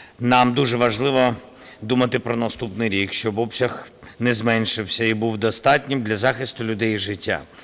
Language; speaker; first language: Ukrainian; non-native, local second language; Russian